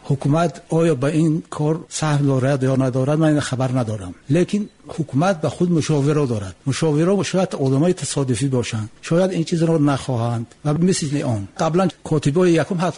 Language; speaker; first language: Tajik; native; Tajik